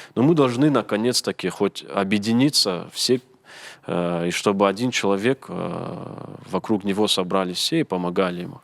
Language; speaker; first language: Russian; native; Russian